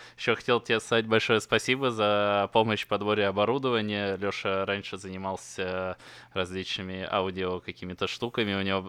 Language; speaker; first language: Russian; native; Russian